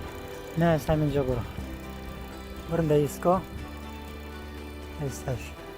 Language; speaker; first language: Persian; native; Persian